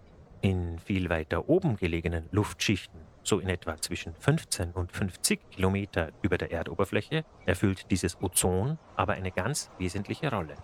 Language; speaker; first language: German; native; German